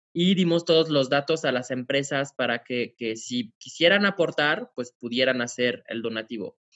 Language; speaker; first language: Spanish; non-native, fluent; French